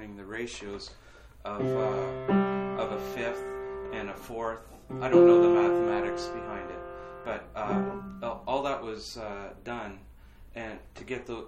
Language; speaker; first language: English; native; English